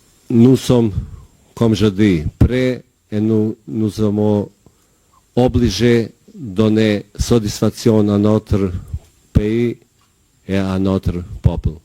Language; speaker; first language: French; non-native, learner; Bosnian